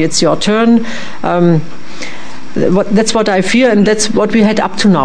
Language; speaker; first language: English; non-native, fluent; French